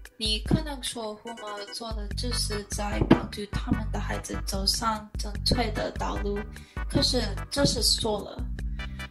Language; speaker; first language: Chinese; non-native, learner; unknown